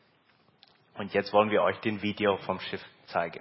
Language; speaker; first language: German; early bilingual, heritage; Plautdietsch